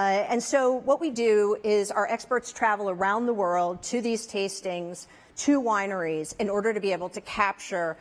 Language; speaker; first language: English; native; English